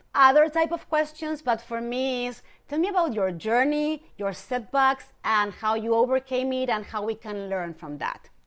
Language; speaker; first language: English; non-native, fluent; Spanish